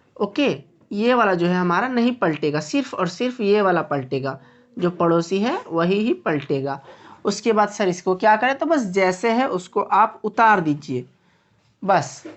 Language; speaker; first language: Hindi; native; Hindi